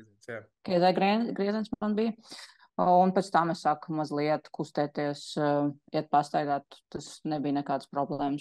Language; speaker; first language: Latvian; non-native, local second language; Russian